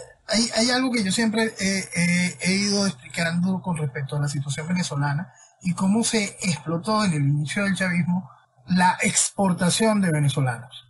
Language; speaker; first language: Spanish; native; Spanish